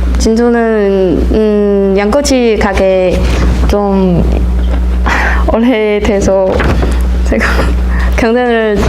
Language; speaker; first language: Korean; non-native, learner; Chinese